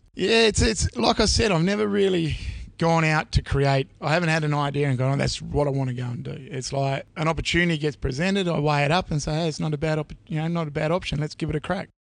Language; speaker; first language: English; native; English